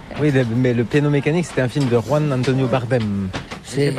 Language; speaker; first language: French; native; French